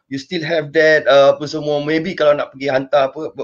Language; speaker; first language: English; non-native, local second language; Malay